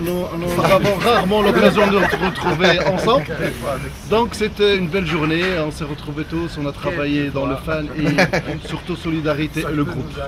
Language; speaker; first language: French; non-native, local second language; Arabic